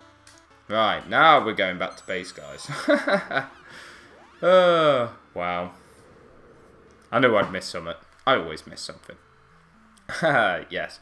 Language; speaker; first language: English; native; English